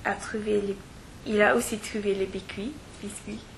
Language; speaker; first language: French; non-native, learner; English